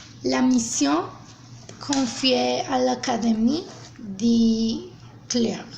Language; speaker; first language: French; non-native, learner; Spanish